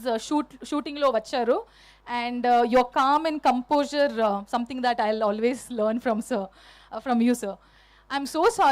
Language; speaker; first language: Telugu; non-native, learner; Kannada